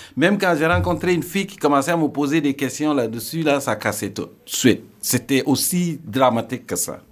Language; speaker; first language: French; non-native, local second language; Serer